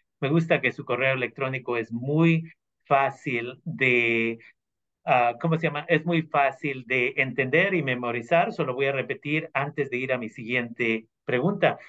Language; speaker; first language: Spanish; native; Spanish